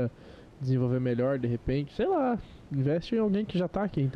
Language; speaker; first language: Portuguese; native; Portuguese